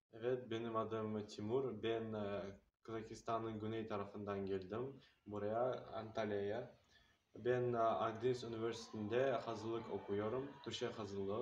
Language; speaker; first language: Turkish; non-native, learner; Kazakh